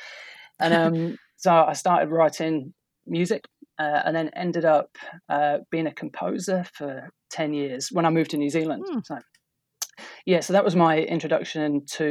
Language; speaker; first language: English; native; English